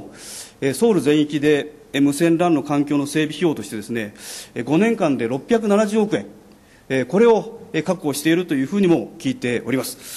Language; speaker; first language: Japanese; native; Japanese